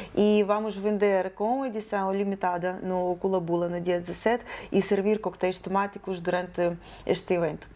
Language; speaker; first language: Portuguese; non-native, fluent; Ukrainian